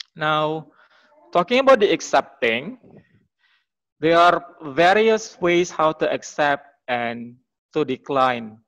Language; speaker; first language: English; non-native, fluent; Indonesian